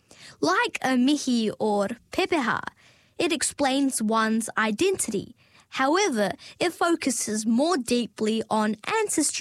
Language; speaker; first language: English; native; English